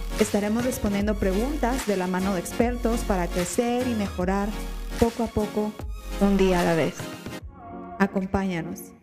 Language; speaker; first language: Spanish; native; Spanish